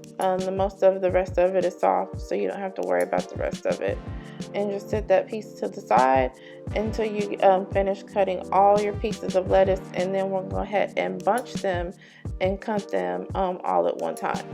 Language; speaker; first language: English; native; English